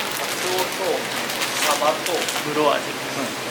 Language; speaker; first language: Japanese; native; Japanese